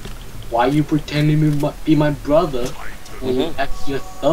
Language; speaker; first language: English; native; English